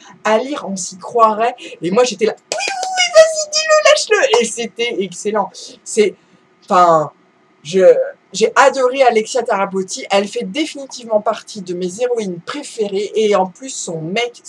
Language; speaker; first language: French; native; French